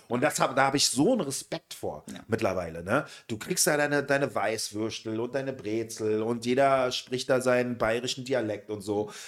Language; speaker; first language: German; native; German